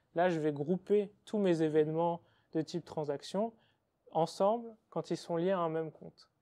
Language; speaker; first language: French; native; French